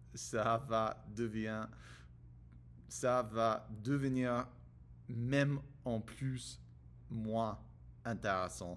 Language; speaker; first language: French; non-native, learner; English